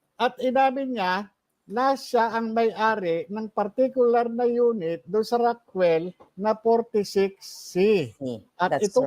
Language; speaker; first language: Filipino; native; Filipino